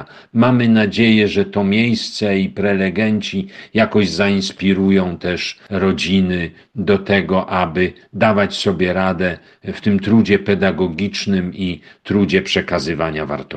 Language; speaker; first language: Polish; native; Polish